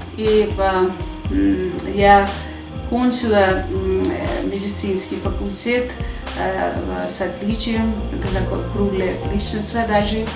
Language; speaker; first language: Russian; non-native, fluent; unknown